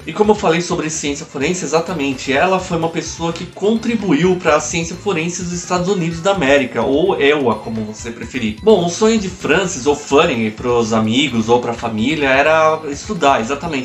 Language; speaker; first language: Portuguese; native; Portuguese